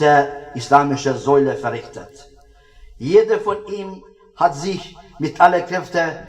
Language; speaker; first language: German; non-native, learner; Albanian